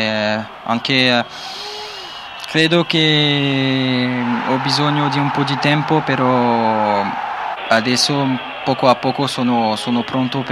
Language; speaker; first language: Italian; non-native, learner; French